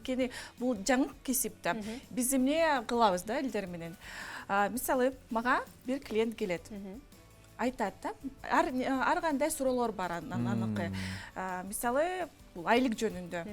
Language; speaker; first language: Kyrgyz; non-native, local second language; Russian